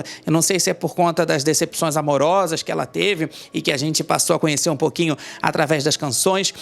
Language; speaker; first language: Portuguese; native; Portuguese